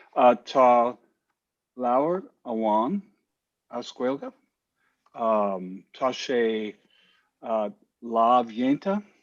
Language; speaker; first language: Irish; non-native, fluent; English